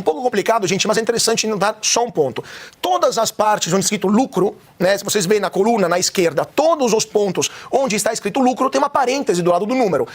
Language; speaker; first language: Portuguese; non-native, fluent; Italian